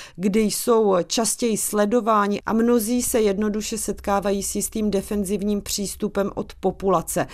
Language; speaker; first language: Czech; native; Czech